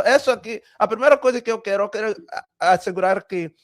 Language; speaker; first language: Portuguese; early bilingual, heritage; Portuguese